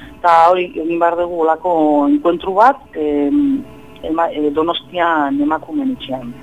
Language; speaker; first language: Basque; non-native, fluent; Spanish